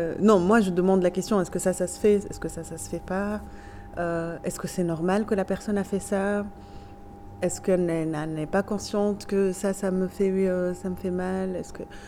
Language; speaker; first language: French; non-native, local second language; Arabic